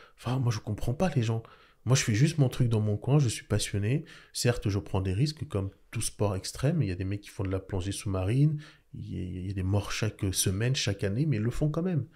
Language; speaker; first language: French; early bilingual, other home language; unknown